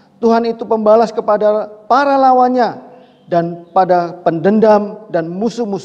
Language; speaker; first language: Indonesian; native; Indonesian